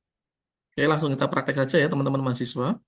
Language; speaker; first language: Indonesian; native; Indonesian